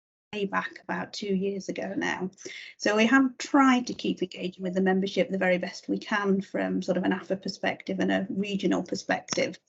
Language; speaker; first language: English; native; English